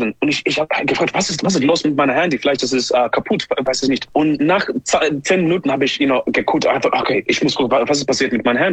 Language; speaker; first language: German; non-native, learner; English